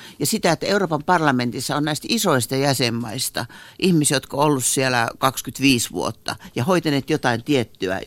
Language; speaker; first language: Finnish; native; Finnish